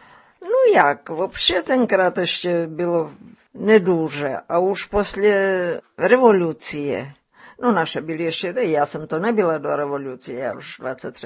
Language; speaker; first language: Czech; early bilingual, heritage; Czech